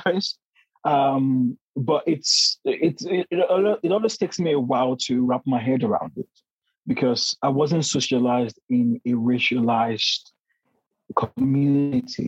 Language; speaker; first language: English; non-native, local second language; Yoruba